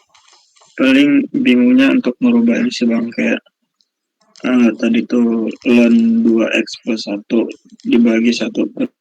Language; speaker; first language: Indonesian; native; Indonesian